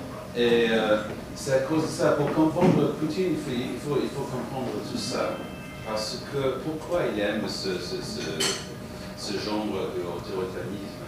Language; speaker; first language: French; non-native, fluent; English